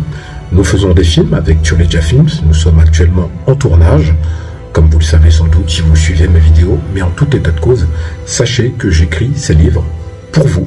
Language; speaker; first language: French; native; French